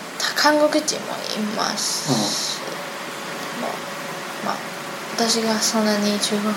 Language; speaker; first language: Japanese; non-native, learner; Chinese